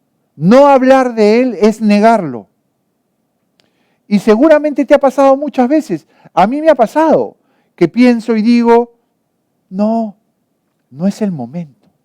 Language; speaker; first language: Spanish; native; Spanish